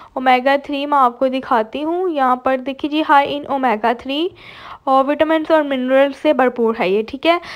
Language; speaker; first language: Urdu; native; Urdu